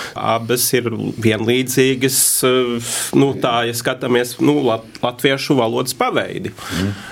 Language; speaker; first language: Latvian; non-native, fluent; Norwegian